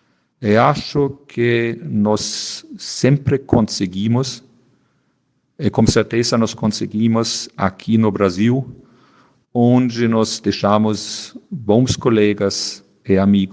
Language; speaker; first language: Portuguese; non-native, fluent; German